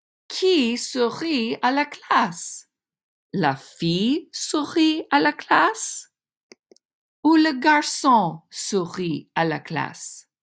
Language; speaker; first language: French; non-native, fluent; English